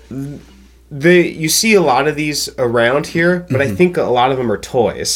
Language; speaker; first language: English; native; English